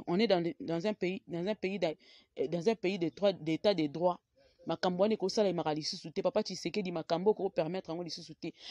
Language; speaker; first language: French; non-native, local second language; Lingala